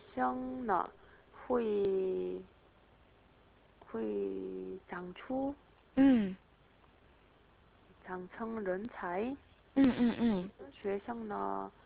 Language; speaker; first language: Chinese; non-native, learner; Korean